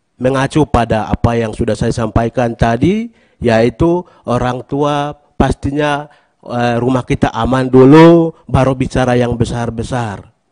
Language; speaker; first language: Indonesian; non-native, local second language; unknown